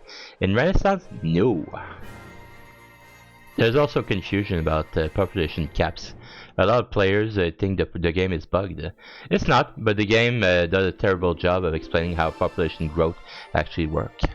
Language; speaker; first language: English; native; English